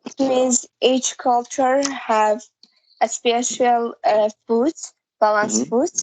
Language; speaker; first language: English; non-native, learner; Central Kurdish